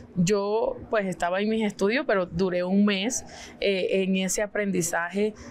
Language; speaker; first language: Spanish; non-native, local second language; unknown